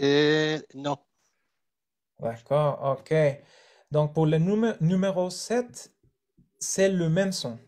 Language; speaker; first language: French; non-native, fluent; Spanish